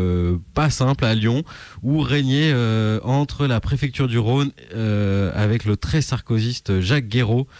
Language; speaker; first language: French; native; French